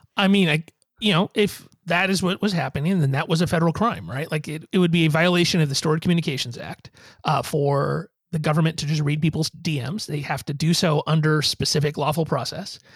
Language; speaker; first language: English; native; English